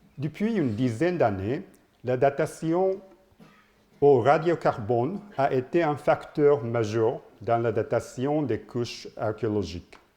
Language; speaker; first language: French; non-native, learner; Japanese